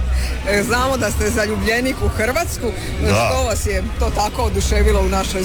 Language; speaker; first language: Serbian; native; Serbian